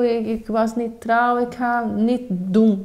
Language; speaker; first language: Dutch; non-native, fluent; Portuguese